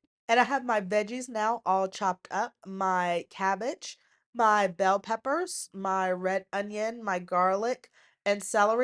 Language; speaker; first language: English; native; English